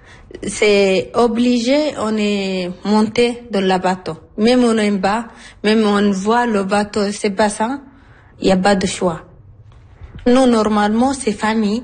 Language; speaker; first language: French; non-native, learner; Arabic